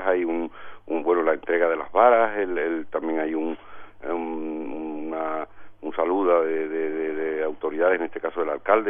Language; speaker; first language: Spanish; native; Spanish